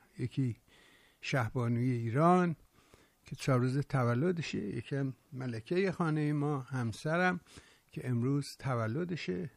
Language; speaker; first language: Persian; native; Persian